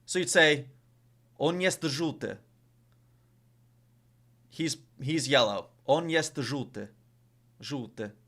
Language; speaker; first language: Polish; non-native, learner; English